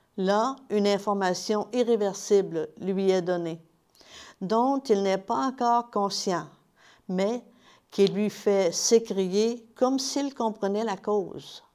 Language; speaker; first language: French; native; French